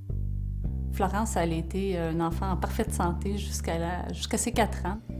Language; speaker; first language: French; native; French